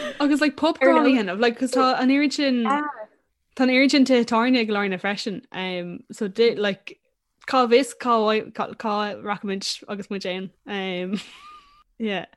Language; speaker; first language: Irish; non-native, local second language; English